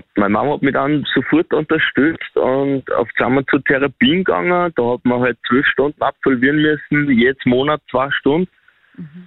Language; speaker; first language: German; native; German